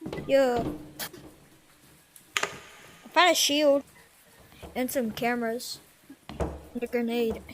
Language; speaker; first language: English; native; English